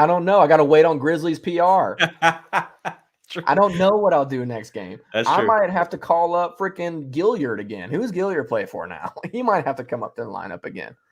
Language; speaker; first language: English; native; English